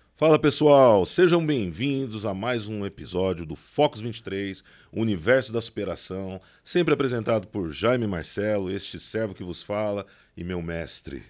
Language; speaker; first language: Portuguese; native; Portuguese